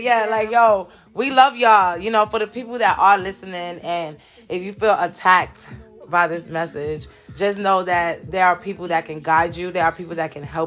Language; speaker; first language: English; early bilingual, other home language; Spanish